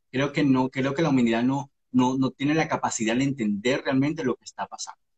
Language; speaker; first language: Spanish; native; Spanish